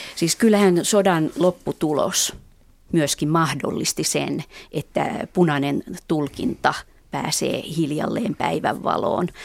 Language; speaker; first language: Finnish; native; Finnish